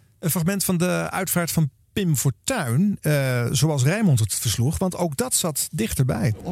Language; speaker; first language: Dutch; native; Dutch